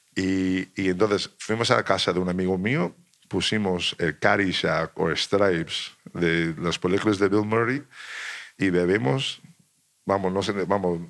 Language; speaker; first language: Spanish; non-native, fluent; English